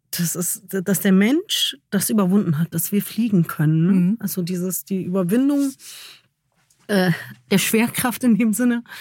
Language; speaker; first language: German; early bilingual, other home language; Kurdish